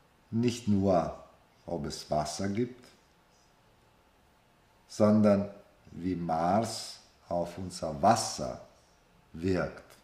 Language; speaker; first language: German; non-native, fluent; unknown